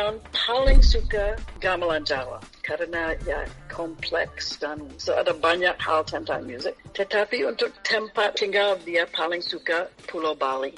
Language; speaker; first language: Indonesian; non-native, fluent; English